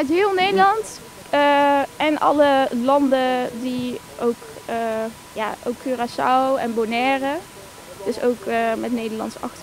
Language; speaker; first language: Dutch; native; Dutch